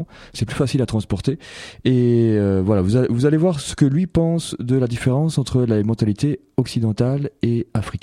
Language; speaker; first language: French; native; French